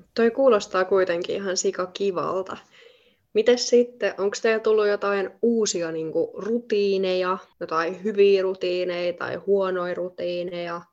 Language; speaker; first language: Finnish; native; Finnish